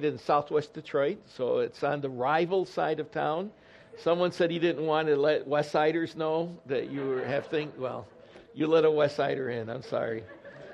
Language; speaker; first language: English; early bilingual, other home language; Spanish